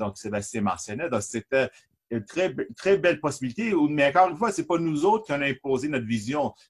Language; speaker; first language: French; native; French